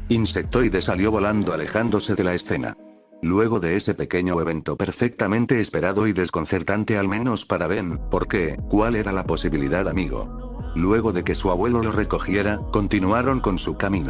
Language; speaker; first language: Spanish; native; Spanish